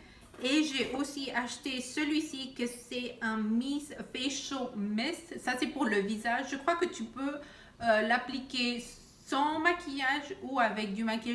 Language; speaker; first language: French; non-native, fluent; Spanish